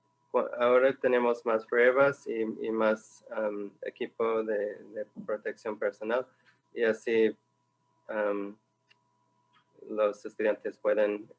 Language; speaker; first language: Spanish; non-native, fluent; English